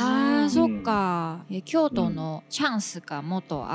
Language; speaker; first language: Japanese; non-native, fluent; Chinese